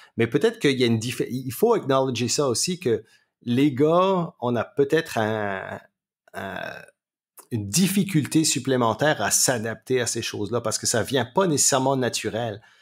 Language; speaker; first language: French; native; French